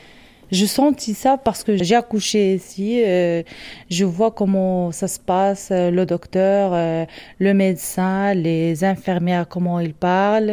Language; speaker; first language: French; non-native, learner; Arabic